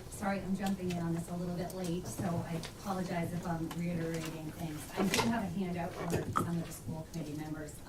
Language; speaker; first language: English; native; English